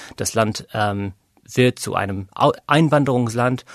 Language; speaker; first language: German; non-native, fluent; English